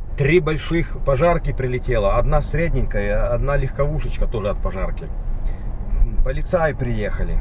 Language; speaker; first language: Russian; native; Russian